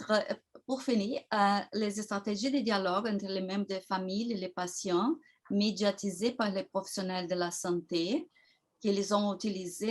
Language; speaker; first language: French; non-native, fluent; Portuguese